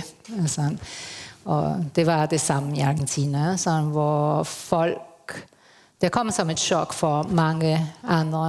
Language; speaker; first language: Danish; non-native, fluent; Spanish